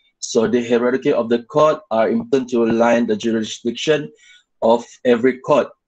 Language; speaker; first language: English; non-native, local second language; Malay